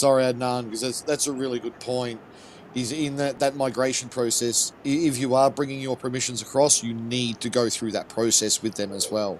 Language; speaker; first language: English; native; English